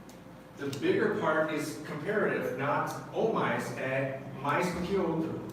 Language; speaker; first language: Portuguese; non-native, fluent; English